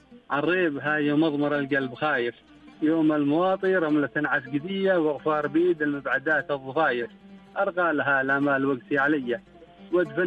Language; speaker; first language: Arabic; non-native, local second language; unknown